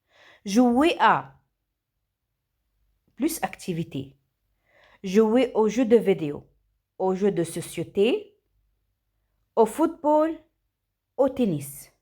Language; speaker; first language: French; non-native, fluent; Arabic